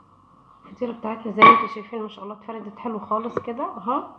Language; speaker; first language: Arabic; native; Arabic